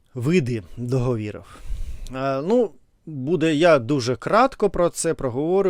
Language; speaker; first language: Ukrainian; non-native, learner; Russian